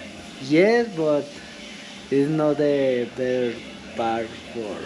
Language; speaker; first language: English; non-native, learner; Spanish